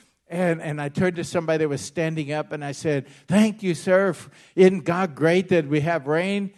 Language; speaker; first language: English; native; English